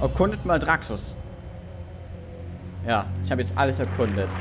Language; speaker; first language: German; native; German